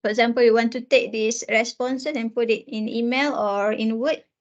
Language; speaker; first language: English; non-native, local second language; Malay